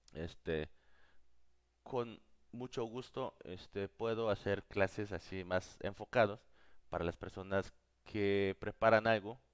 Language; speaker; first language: Spanish; non-native, fluent; Korean